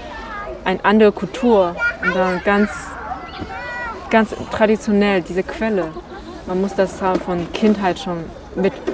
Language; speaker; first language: German; non-native, fluent; Chinese